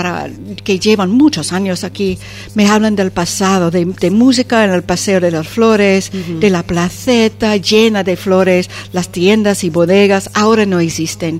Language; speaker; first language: Spanish; non-native, fluent; English